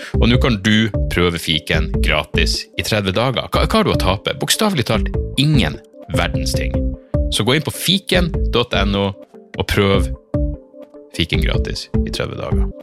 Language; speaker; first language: Norwegian; native; Norwegian